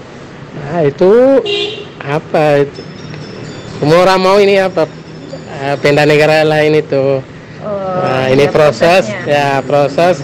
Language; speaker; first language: Indonesian; non-native, learner; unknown